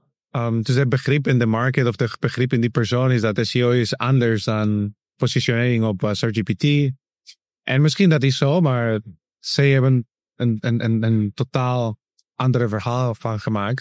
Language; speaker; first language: Dutch; non-native, learner; Spanish